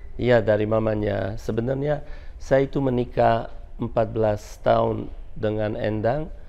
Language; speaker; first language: Indonesian; non-native, fluent; Croatian